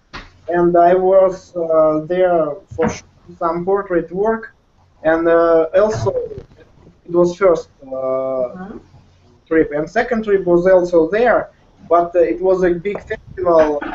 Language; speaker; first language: English; non-native, learner; Russian